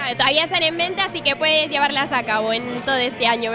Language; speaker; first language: Spanish; native; Spanish